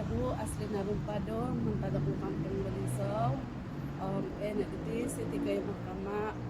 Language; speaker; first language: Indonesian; non-native, local second language; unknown